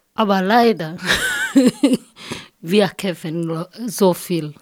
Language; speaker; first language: German; non-native, learner; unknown